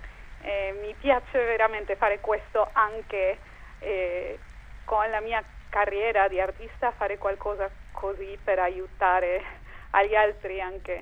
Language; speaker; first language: Italian; non-native, fluent; Spanish